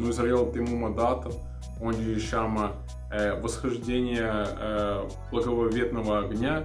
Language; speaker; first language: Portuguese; non-native, learner; Russian